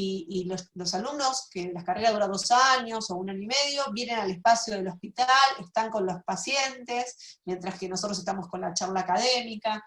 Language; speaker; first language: Spanish; native; Spanish